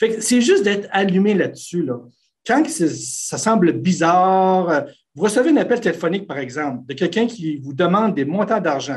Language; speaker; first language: French; native; French